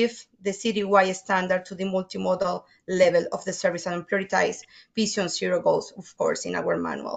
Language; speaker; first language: English; non-native, fluent; Spanish